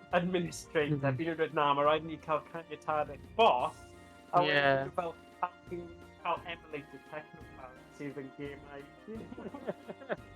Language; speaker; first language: Welsh; native; Welsh